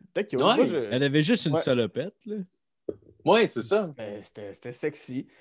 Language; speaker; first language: French; native; French